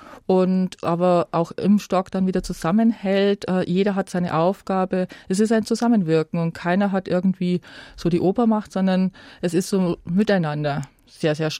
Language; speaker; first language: German; native; German